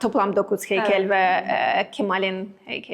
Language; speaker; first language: Turkish; non-native, learner; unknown